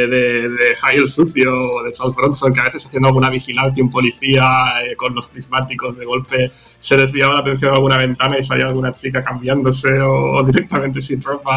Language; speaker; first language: Spanish; native; Spanish